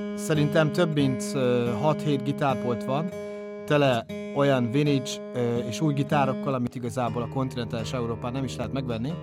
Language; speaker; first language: Hungarian; native; Hungarian